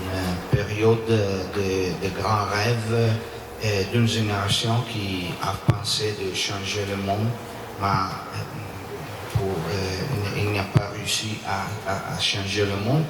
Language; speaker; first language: French; non-native, learner; Italian